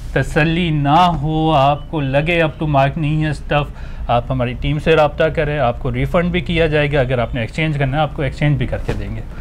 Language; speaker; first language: Urdu; native; Urdu